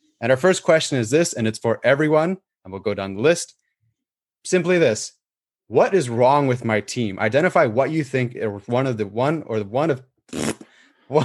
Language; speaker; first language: English; native; English